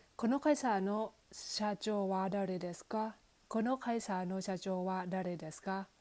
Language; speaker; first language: Japanese; non-native, fluent; Thai